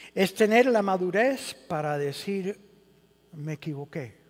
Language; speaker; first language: Spanish; early bilingual, heritage; Spanish